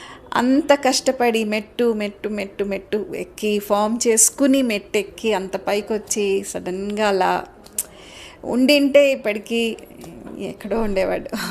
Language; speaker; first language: Telugu; native; Telugu